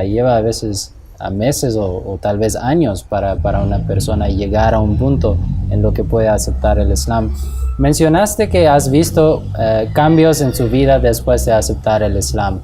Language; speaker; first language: Spanish; non-native, fluent; English